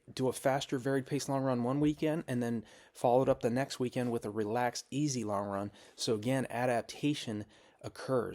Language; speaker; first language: English; native; English